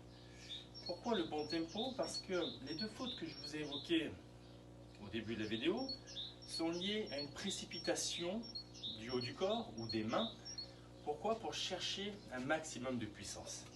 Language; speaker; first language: French; native; French